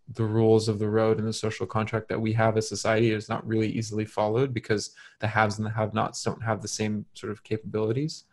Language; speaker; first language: English; native; English